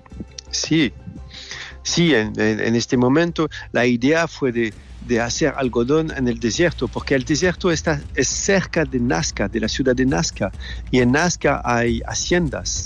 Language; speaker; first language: Spanish; non-native, fluent; French